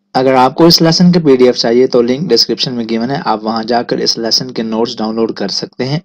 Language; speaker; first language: Urdu; native; Urdu